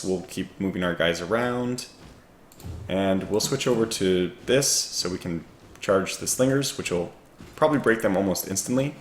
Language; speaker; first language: English; native; English